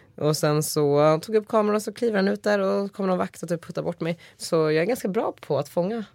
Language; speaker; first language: Swedish; native; Swedish